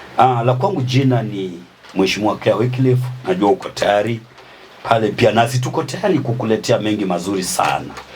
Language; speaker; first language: Swahili; native; Swahili